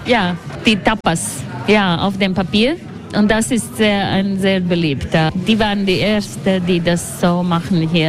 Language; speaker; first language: German; non-native, fluent; Latvian